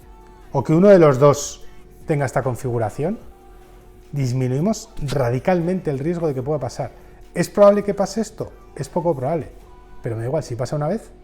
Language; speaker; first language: Spanish; native; Spanish